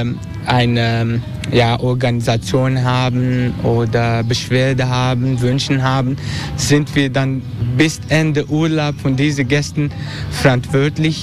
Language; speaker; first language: German; non-native, fluent; Turkish